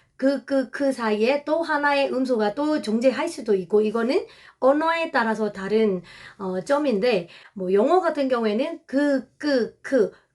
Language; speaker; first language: Korean; non-native, fluent; Burmese